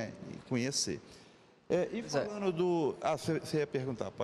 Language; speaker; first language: Portuguese; native; Portuguese